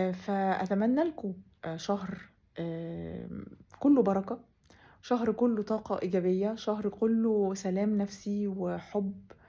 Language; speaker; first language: Arabic; native; Arabic